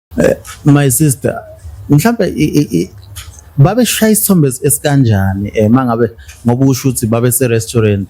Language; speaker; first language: Zulu; native; Zulu